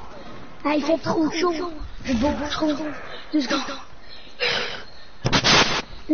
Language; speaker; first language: French; native; French